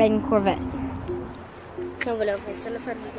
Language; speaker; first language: Italian; early bilingual, heritage; Italian